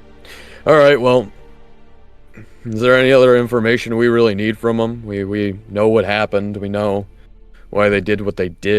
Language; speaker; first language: English; native; English